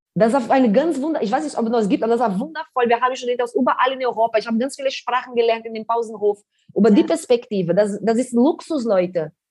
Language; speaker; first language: German; non-native, fluent; Portuguese